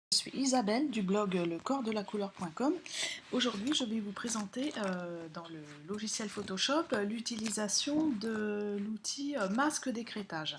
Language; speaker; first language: French; native; French